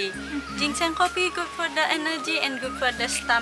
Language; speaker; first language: English; non-native, learner; Indonesian